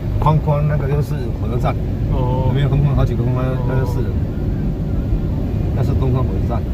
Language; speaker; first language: Chinese; native; Chinese